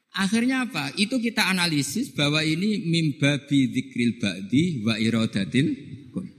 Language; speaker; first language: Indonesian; non-native, local second language; Javanese